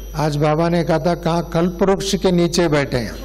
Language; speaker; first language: Hindi; non-native, local second language; Kannada